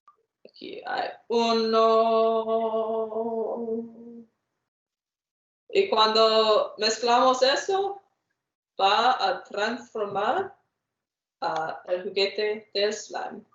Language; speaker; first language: Spanish; non-native, fluent; English